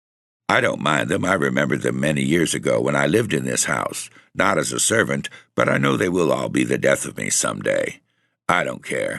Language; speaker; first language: English; native; English